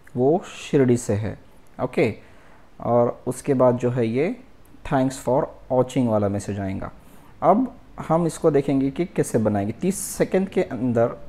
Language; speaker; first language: Hindi; non-native, local second language; Marathi